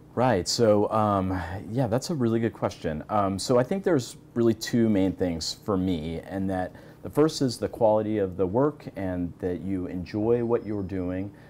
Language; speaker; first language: English; native; English